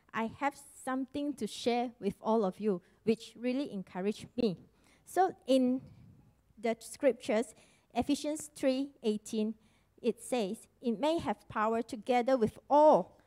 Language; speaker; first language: English; non-native, local second language; Chinese